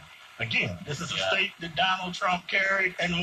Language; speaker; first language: English; native; English